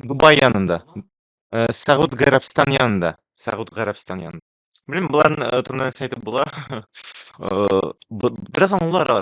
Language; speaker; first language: Turkish; non-native, learner; Tatar